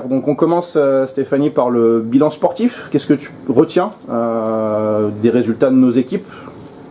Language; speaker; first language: French; native; French